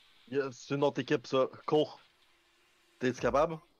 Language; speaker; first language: French; native; French